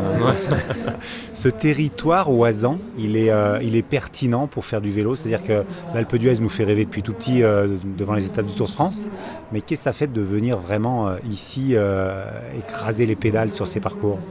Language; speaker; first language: French; native; French